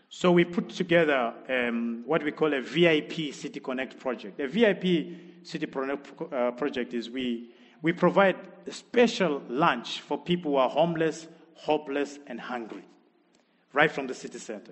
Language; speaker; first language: English; non-native, local second language; Shona